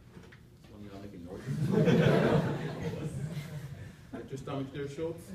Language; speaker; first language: English; native; English